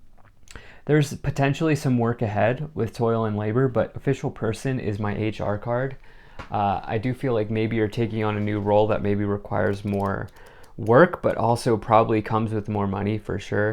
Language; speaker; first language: English; native; English